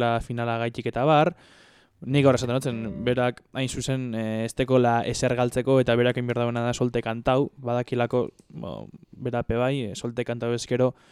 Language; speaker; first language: Basque; native; Basque